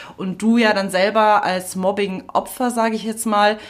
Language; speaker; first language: German; native; German